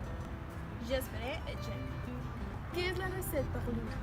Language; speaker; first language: French; non-native, learner; Spanish